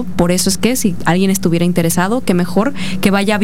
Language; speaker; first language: Spanish; native; Spanish